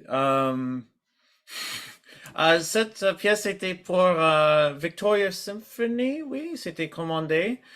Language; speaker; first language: French; non-native, learner; English